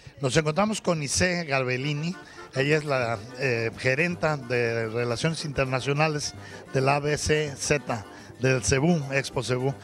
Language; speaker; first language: Spanish; native; Spanish